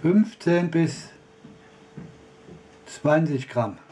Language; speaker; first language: German; non-native, learner; Russian